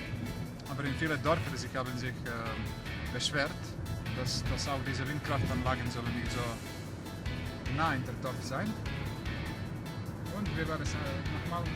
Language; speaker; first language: German; non-native, learner; Serbian